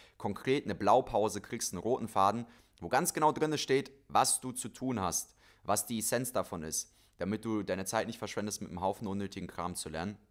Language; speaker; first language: German; native; German